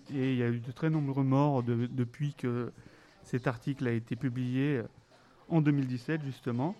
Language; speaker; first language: French; native; French